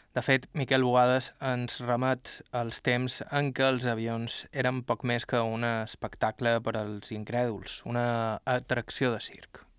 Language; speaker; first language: Catalan; native; Catalan